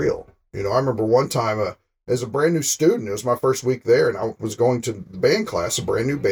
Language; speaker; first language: English; native; English